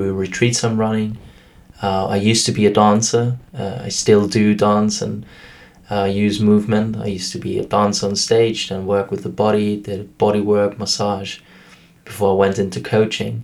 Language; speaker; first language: English; non-native, fluent; German